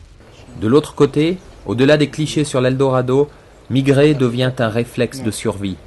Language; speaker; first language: French; native; French